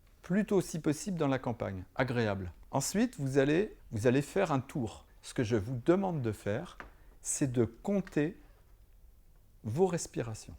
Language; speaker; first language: French; native; French